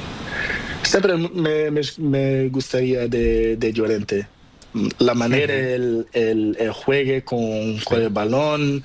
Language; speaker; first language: Spanish; non-native, learner; Portuguese